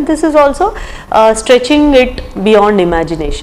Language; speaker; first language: English; non-native, local second language; Telugu